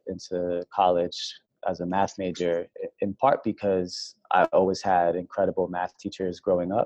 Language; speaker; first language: English; native; English